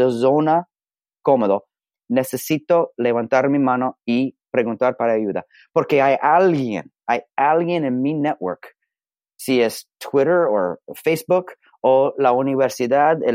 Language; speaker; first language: Spanish; non-native, learner; English